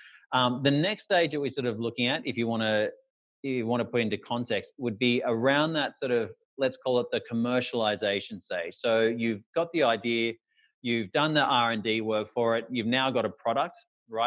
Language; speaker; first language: English; native; English